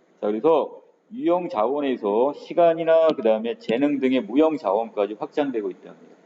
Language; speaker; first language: Korean; native; Korean